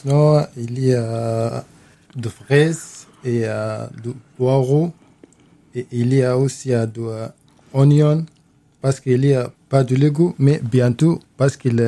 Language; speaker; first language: French; non-native, learner; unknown